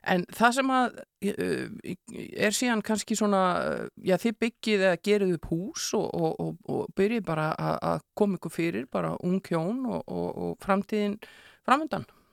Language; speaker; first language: Icelandic; native; Icelandic